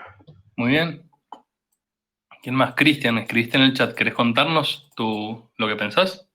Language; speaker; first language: Spanish; native; Spanish